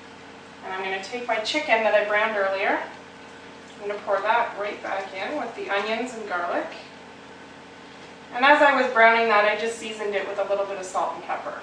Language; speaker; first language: English; native; English